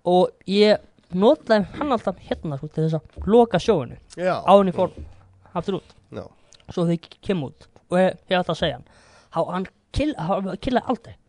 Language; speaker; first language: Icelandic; native; Icelandic